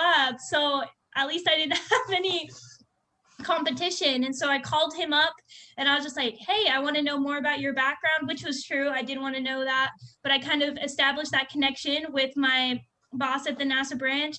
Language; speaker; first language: English; native; English